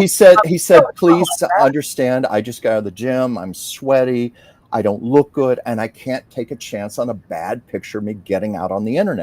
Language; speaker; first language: English; native; English